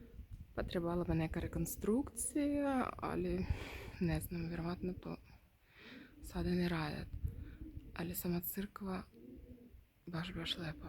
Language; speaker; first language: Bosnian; non-native, learner; Russian